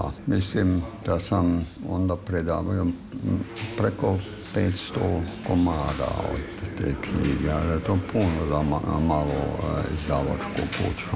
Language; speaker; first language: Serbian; non-native, fluent; German